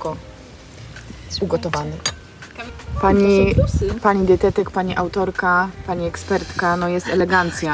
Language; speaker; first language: Polish; native; Polish